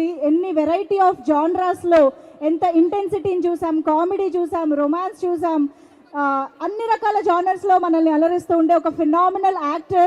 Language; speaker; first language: Telugu; native; Telugu